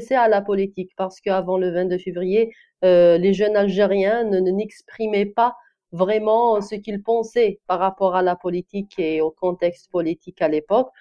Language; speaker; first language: French; non-native, local second language; Kabyle